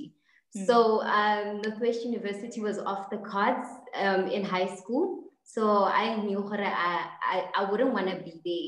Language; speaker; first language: English; non-native, local second language; Tswana